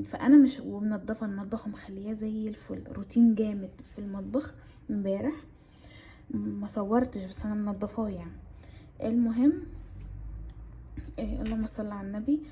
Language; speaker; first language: Arabic; native; Arabic